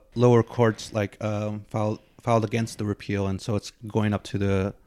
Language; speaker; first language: English; native; English